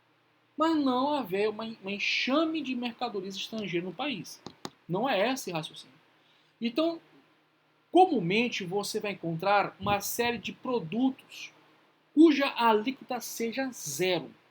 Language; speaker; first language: Portuguese; native; Portuguese